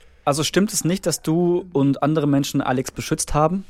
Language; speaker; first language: German; native; German